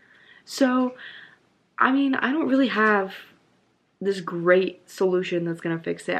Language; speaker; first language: English; native; English